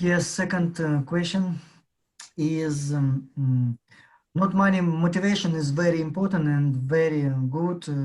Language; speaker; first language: English; non-native, learner; Russian